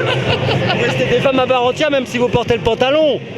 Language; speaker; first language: French; native; French